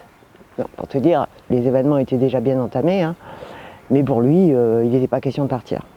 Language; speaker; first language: French; native; French